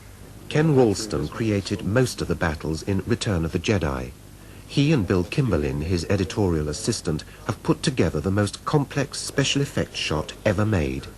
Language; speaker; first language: English; native; English